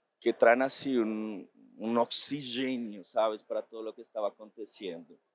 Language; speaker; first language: Portuguese; non-native, fluent; Spanish